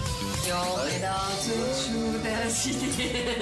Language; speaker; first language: Chinese; native; Chinese